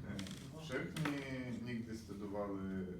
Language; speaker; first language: Czech; non-native, learner; Ukrainian